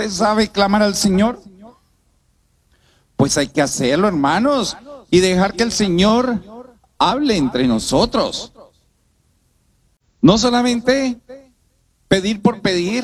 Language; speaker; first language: Spanish; native; Spanish